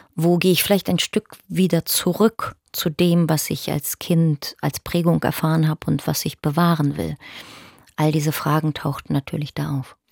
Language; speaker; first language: German; early bilingual, other home language; Russian